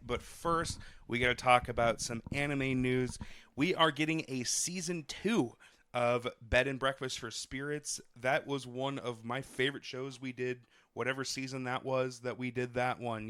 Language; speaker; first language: English; native; English